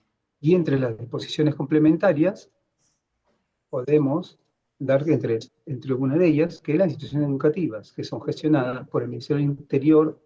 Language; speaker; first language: Spanish; native; Spanish